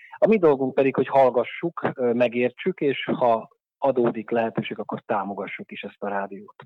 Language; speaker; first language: Hungarian; native; Hungarian